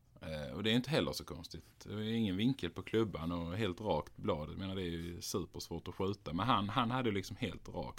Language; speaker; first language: Swedish; native; Swedish